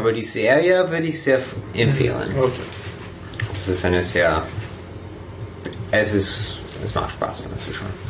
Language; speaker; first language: German; non-native, fluent; English